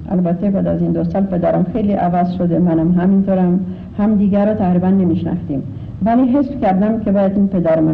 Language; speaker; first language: Persian; non-native, fluent; Polish